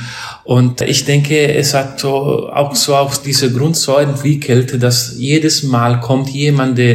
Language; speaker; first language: German; non-native, fluent; Italian